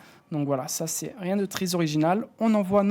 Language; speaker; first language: French; native; French